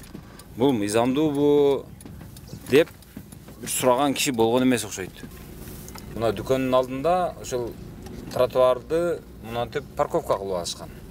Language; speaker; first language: Kyrgyz; native; Kyrgyz